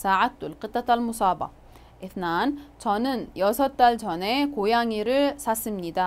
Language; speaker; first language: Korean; non-native, fluent; Arabic